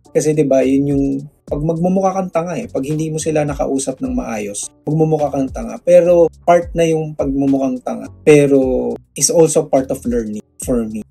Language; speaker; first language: Filipino; non-native, local second language; Cebuano